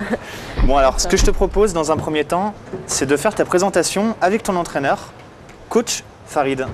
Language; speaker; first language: French; native; French